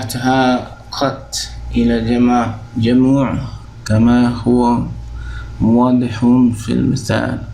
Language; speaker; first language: Arabic; non-native, fluent; English